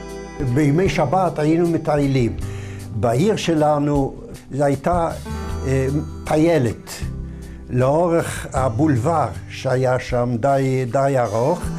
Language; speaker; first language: Hebrew; non-native, fluent; Yiddish